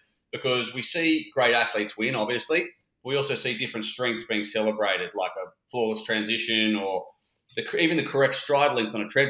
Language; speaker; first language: English; native; English